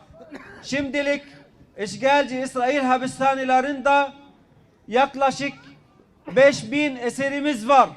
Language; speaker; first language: Turkish; non-native, fluent; Arabic